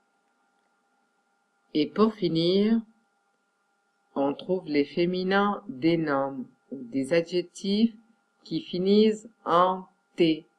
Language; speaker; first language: French; non-native, fluent; Catalan